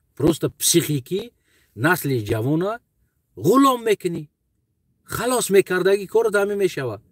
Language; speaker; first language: Tajik; non-native, local second language; Uzbek